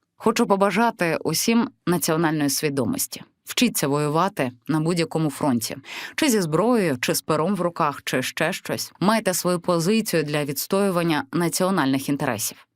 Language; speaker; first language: Ukrainian; native; Ukrainian